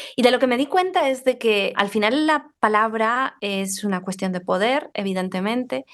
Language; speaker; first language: Spanish; native; Spanish